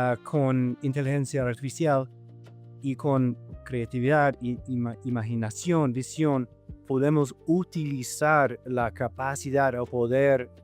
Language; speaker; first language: Spanish; non-native, fluent; English